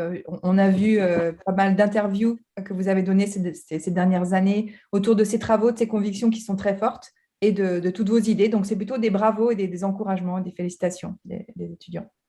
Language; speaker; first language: French; native; French